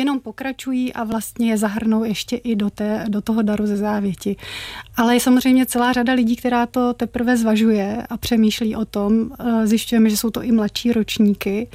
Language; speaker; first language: Czech; native; Czech